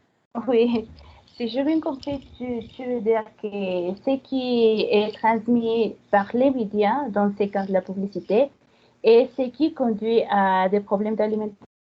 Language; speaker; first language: French; non-native, fluent; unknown